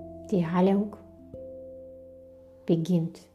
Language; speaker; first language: German; non-native, fluent; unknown